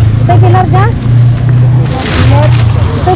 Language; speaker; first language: Spanish; non-native, learner; Filipino